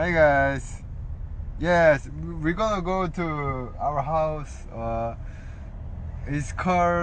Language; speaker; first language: English; non-native, learner; Korean